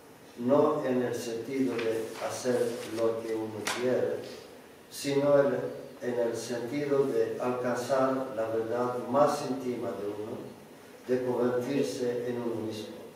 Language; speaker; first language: Spanish; non-native, learner; Greek